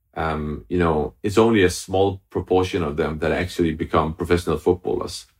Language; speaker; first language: English; non-native, fluent; Danish